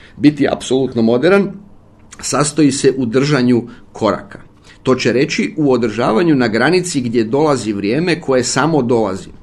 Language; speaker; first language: Croatian; native; Croatian